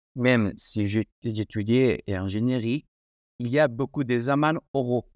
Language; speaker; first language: French; non-native, learner; Spanish